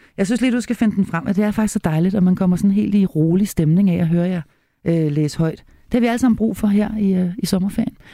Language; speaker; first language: Danish; native; Danish